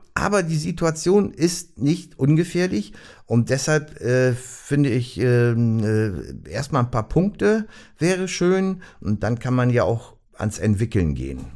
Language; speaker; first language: German; native; German